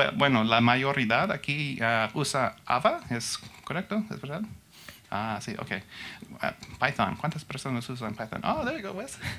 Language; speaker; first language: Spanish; non-native, learner; English